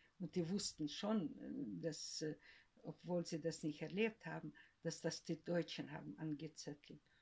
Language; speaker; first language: German; early bilingual, heritage; German